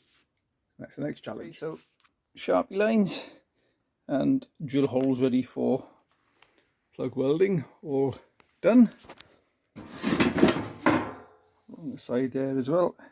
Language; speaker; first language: English; native; English